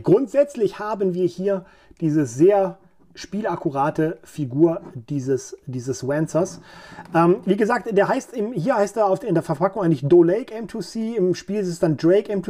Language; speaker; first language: German; native; German